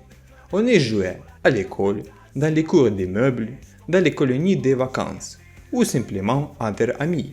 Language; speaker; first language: French; non-native, fluent; Russian